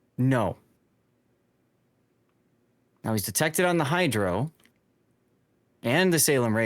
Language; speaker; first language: English; native; English